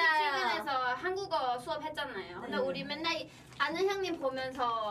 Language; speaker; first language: Korean; non-native, fluent; Thai